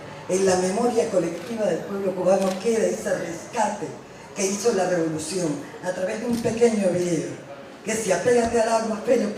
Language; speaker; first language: Spanish; native; Spanish